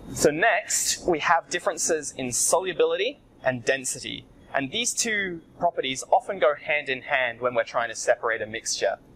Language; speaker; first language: English; native; English